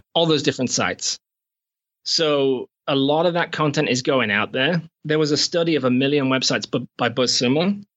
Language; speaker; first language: English; native; English